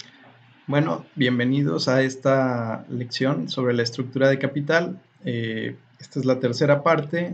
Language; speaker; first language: Spanish; native; Spanish